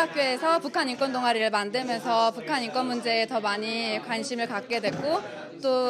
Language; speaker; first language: Korean; native; Korean